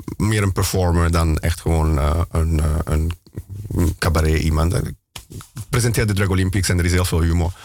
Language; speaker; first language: Dutch; non-native, fluent; Italian